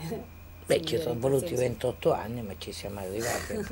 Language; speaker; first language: Italian; native; Italian